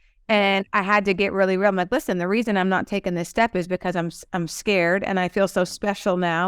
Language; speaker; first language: English; native; English